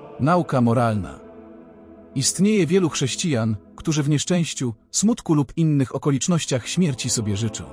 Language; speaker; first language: Polish; native; Polish